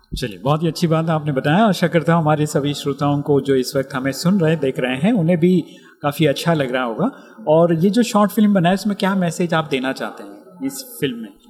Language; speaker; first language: Hindi; native; Hindi